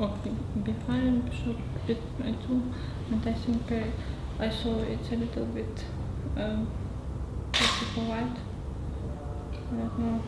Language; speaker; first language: English; non-native, learner; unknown